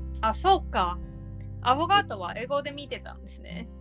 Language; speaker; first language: Japanese; non-native, learner; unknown